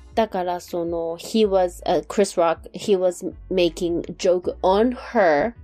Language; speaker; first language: English; non-native, fluent; Japanese